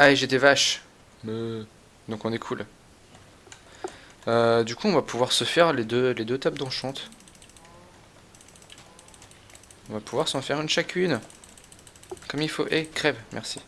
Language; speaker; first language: French; native; French